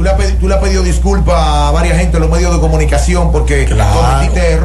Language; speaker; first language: Spanish; native; Spanish